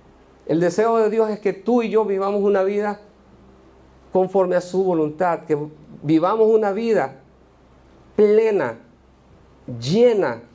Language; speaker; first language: Spanish; native; Spanish